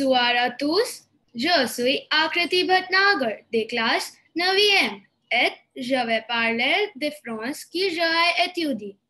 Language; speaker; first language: French; non-native, learner; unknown